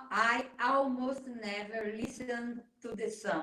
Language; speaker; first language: English; non-native, learner; Portuguese